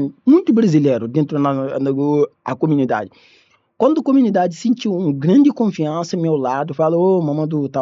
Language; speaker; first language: Portuguese; non-native, learner; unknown